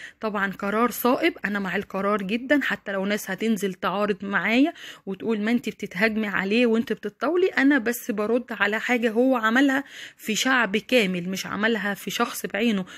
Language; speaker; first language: Arabic; native; Arabic